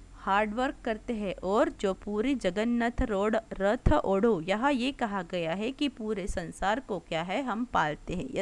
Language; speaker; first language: Hindi; non-native, local second language; Marathi